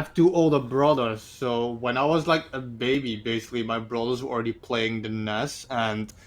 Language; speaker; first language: English; native; English